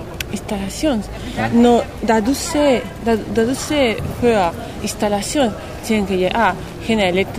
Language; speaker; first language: Danish; non-native, learner; Spanish